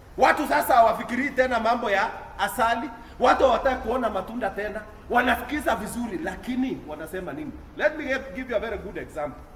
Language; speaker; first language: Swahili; non-native, local second language; Kalenjin